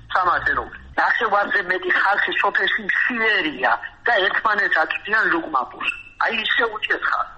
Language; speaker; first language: Georgian; non-native, local second language; Mingrelian